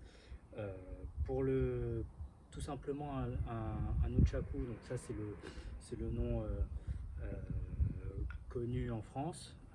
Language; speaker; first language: French; native; French